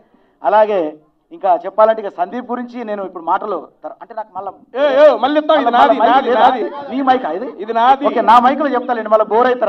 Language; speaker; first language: Telugu; native; Telugu